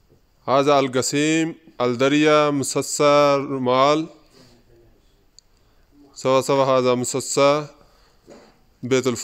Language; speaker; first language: Arabic; non-native, learner; Urdu